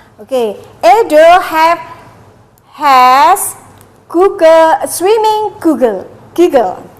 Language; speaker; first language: English; non-native, learner; Indonesian